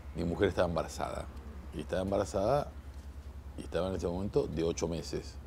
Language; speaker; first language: Spanish; native; Spanish